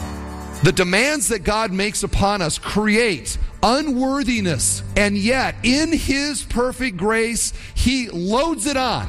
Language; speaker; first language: English; native; English